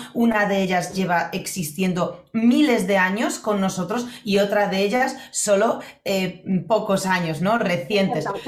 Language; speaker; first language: Spanish; non-native, fluent; Polish